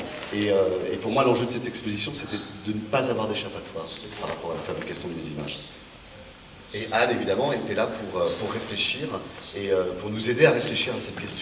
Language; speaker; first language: French; native; French